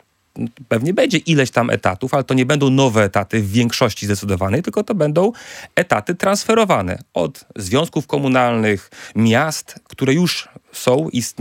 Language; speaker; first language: Polish; native; Polish